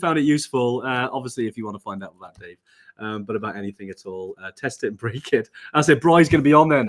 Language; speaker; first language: English; native; English